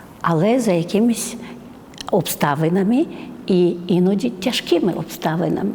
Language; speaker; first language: Ukrainian; non-native, fluent; Georgian